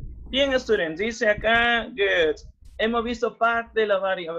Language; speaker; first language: Spanish; native; Spanish